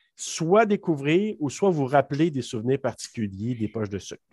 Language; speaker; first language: French; native; French